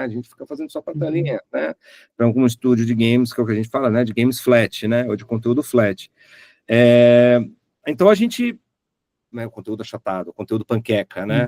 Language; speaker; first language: Portuguese; native; Portuguese